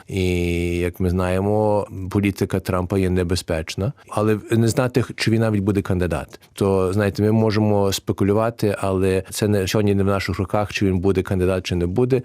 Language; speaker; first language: Ukrainian; early bilingual, heritage; Ukrainian